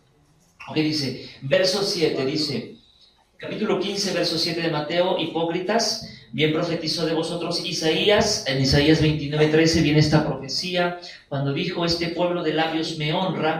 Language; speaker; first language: Spanish; native; Spanish